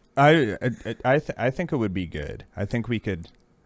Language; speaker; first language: English; native; English